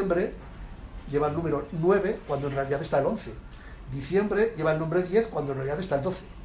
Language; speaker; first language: Spanish; native; Spanish